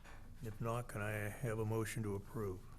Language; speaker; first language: English; native; English